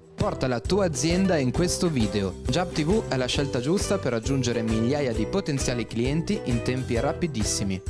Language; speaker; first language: Italian; native; Italian